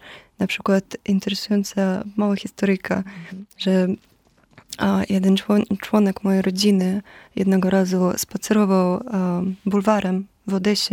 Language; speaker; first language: Polish; non-native, fluent; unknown